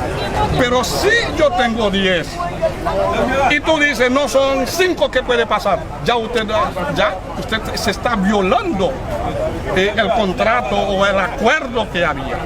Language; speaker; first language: Spanish; non-native, fluent; Haitian Creole